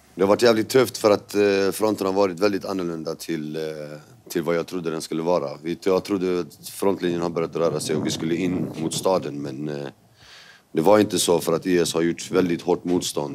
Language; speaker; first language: Swedish; early bilingual, other home language; Kurdish